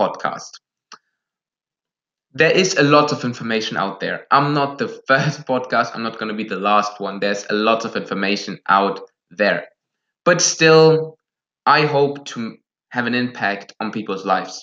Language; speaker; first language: English; non-native, fluent; Russian